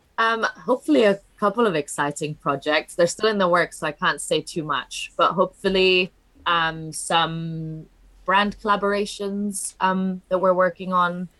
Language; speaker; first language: English; non-native, fluent; Italian